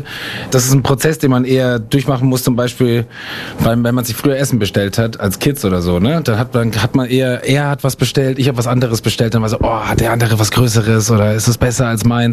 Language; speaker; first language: German; native; German